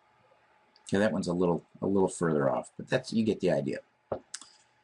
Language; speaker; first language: English; native; English